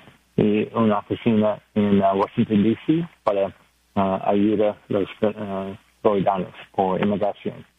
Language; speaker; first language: Spanish; non-native, learner; English